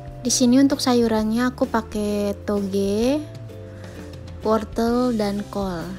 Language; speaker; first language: Indonesian; native; Indonesian